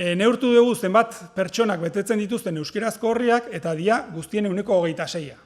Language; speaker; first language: Basque; native; Basque